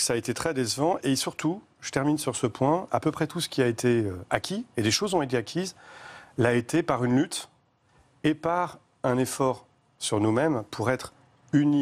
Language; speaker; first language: French; native; French